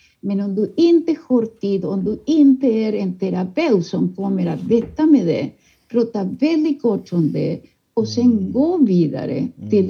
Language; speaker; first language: Swedish; non-native, fluent; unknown